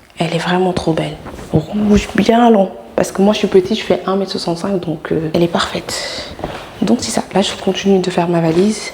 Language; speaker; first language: French; non-native, local second language; Wolof